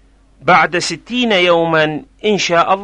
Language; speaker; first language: Arabic; non-native, fluent; Persian